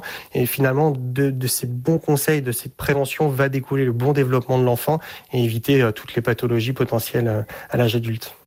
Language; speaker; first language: French; native; French